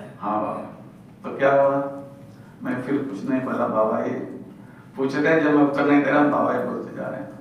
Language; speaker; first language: Hindi; non-native, local second language; Malayalam